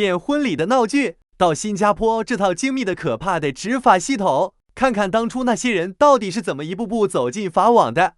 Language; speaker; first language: Chinese; native; Chinese